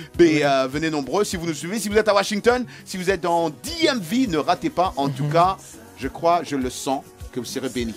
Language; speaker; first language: French; native; French